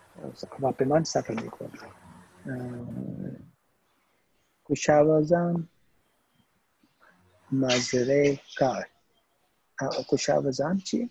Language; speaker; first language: Persian; non-native, learner; Urdu